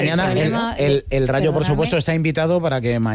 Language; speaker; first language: Spanish; native; Spanish